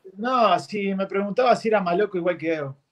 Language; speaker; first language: Portuguese; non-native, fluent; Spanish